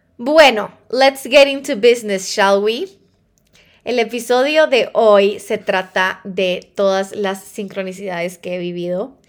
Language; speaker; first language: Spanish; early bilingual, heritage; Spanish